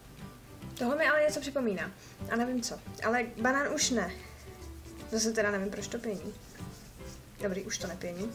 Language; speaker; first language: Czech; native; Czech